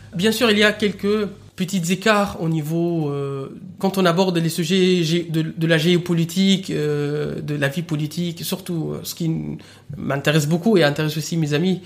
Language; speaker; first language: French; non-native, fluent; Arabic